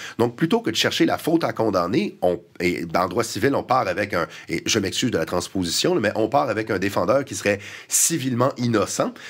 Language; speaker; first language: French; native; French